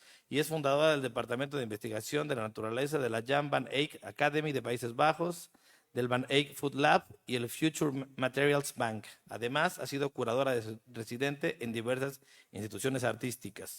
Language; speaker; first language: Spanish; native; Spanish